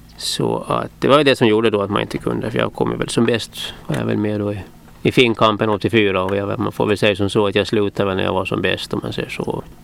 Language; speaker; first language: Swedish; native; Swedish